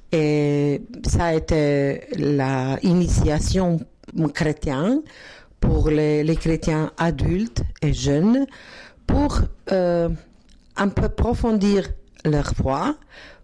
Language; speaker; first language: French; non-native, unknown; Croatian